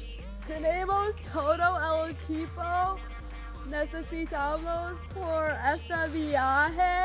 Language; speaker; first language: Spanish; non-native, learner; English